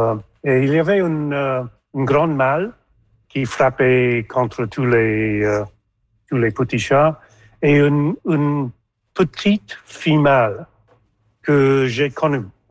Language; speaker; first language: French; non-native, local second language; English